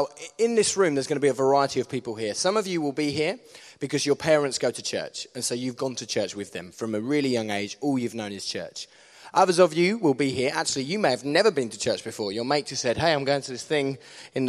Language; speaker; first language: English; native; English